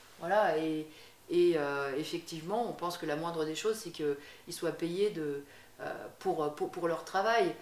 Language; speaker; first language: French; native; French